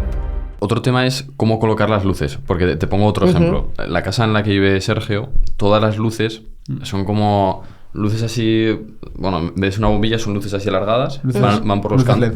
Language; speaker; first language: Spanish; native; Spanish